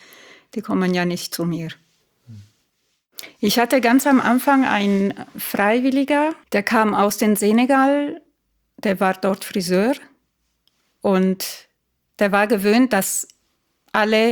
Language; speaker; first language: German; non-native, fluent; Italian